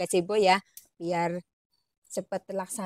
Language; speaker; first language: Indonesian; native; Indonesian